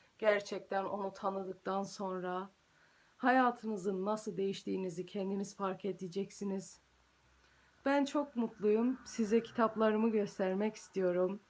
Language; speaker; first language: Turkish; early bilingual, heritage; Turkish